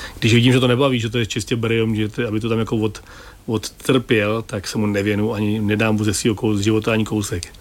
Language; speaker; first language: Czech; native; Czech